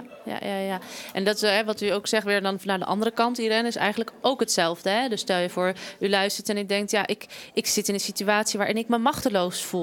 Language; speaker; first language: Dutch; native; Dutch